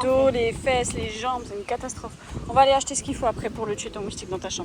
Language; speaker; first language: French; native; French